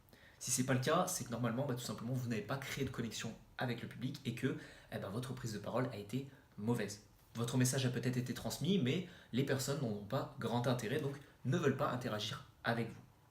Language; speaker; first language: French; native; French